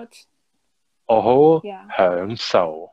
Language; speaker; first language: Chinese; early bilingual, heritage; Cantonese